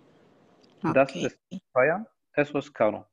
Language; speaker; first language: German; non-native, fluent; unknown